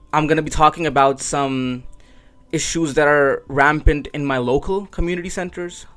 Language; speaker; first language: English; non-native, local second language; Urdu